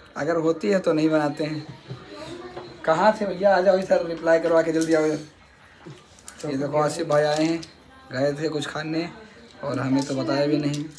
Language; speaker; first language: Hindi; native; Hindi